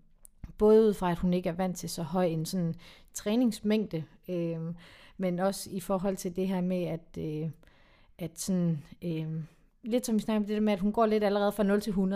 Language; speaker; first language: Danish; native; Danish